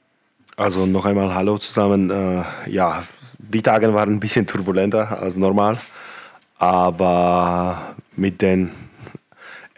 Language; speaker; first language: German; non-native, fluent; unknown